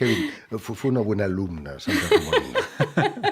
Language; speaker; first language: Spanish; native; Spanish